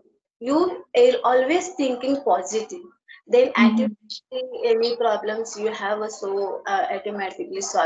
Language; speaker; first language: English; non-native, learner; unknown